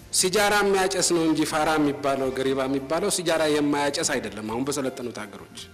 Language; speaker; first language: Amharic; non-native, local second language; Tigrinya